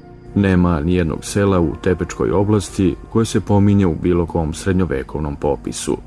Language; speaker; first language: Bosnian; native; Bosnian